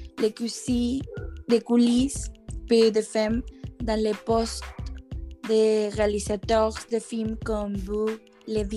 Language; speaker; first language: French; non-native, learner; Spanish